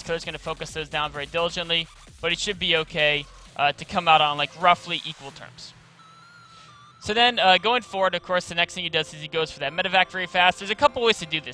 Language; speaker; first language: English; native; English